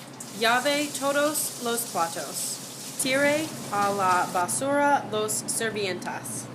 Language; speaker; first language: Spanish; non-native, learner; English